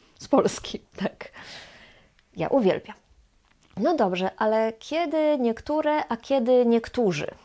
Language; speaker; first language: Polish; native; Polish